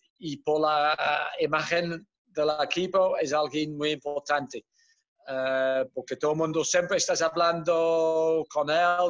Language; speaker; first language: Spanish; non-native, fluent; Dutch